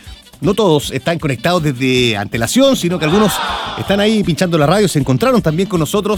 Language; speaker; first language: Spanish; native; Spanish